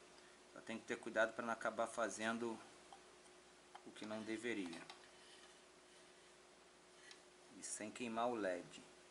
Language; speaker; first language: Portuguese; native; Portuguese